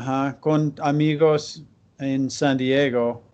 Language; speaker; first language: Spanish; non-native, learner; English